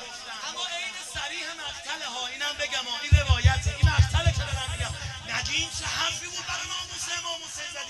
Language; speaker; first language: Persian; native; Persian